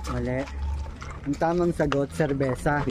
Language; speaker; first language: Filipino; native; Filipino